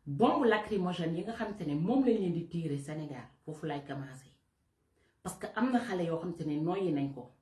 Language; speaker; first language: Wolof; native; Wolof